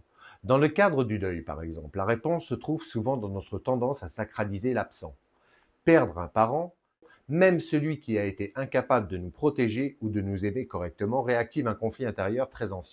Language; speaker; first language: French; native; French